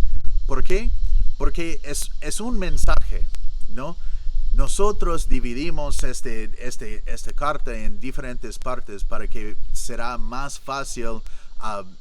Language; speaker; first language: Spanish; non-native, fluent; English